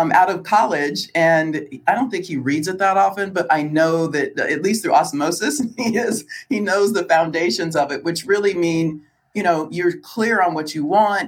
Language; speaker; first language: English; native; English